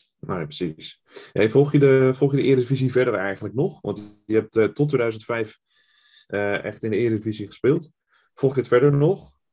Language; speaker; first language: Dutch; native; Dutch